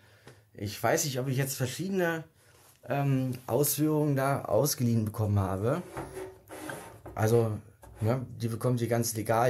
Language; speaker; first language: German; native; German